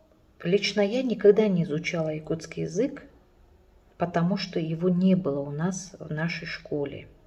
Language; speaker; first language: Russian; non-native, local second language; Yakut